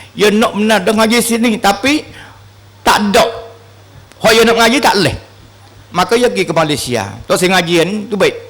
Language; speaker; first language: Malay; native; Malay